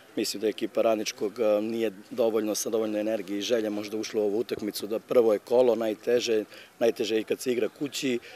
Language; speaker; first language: Serbian; native; Serbian